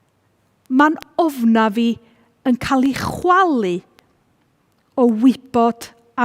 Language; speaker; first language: Welsh; native; Welsh